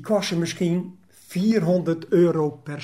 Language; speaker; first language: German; non-native, learner; Dutch